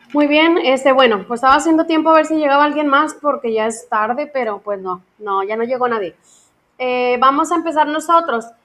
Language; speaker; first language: Spanish; native; Spanish